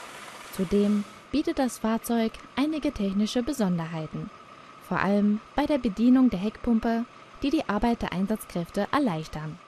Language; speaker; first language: German; native; German